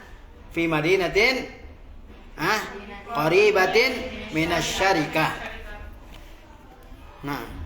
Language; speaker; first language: Arabic; non-native, fluent; Indonesian